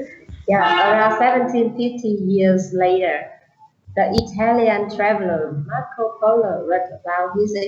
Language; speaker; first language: English; non-native, learner; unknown